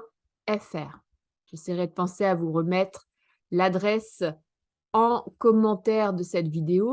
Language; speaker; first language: French; native; French